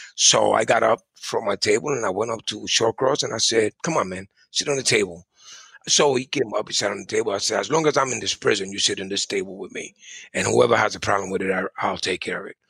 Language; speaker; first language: English; early bilingual, other home language; Spanish